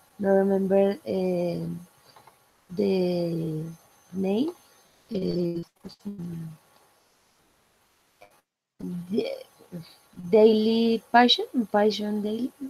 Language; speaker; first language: English; non-native, learner; Spanish